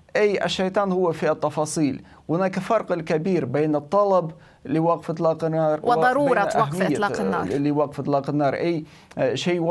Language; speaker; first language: Arabic; non-native, fluent; Russian